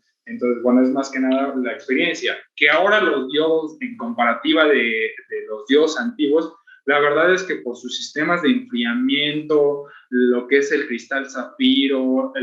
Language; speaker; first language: Spanish; native; Spanish